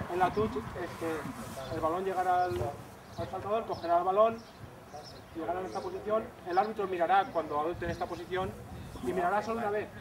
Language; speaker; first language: Spanish; native; Spanish